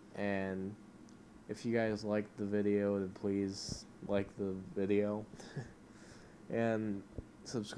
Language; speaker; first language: English; native; English